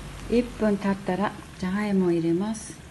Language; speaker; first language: Japanese; non-native, fluent; Mongolian